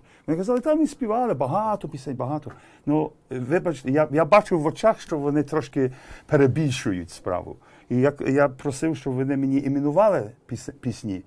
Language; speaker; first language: Ukrainian; early bilingual, heritage; English